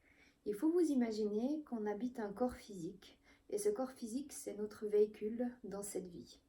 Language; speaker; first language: French; native; French